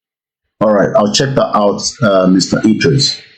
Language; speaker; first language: English; non-native, local second language; Yoruba